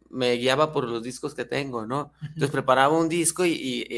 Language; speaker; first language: Spanish; native; Spanish